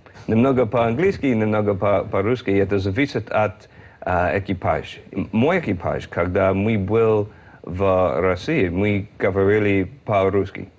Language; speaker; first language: Russian; non-native, learner; English